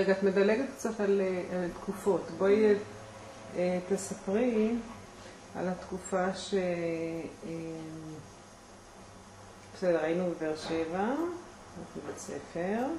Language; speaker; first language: Hebrew; native; Hebrew